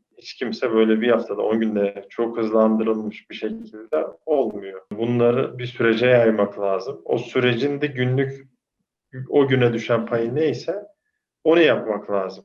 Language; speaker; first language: Turkish; native; Turkish